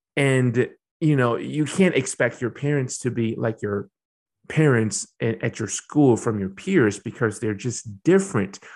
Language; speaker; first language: English; early bilingual, other home language; Burmese